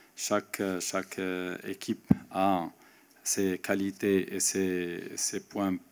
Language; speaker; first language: French; non-native, local second language; Arabic